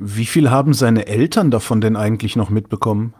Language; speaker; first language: German; native; German